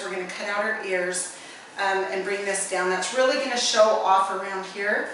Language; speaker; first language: English; native; English